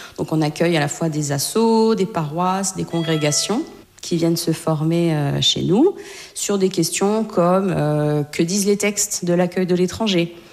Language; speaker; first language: French; native; French